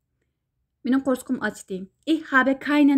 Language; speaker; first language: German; non-native, fluent; Uyghur